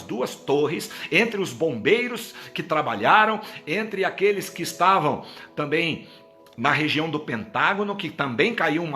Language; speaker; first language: Portuguese; native; Portuguese